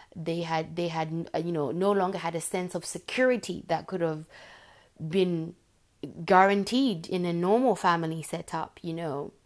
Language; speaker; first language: English; non-native, local second language; Shona